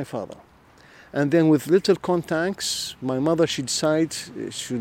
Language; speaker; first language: English; non-native, learner; Arabic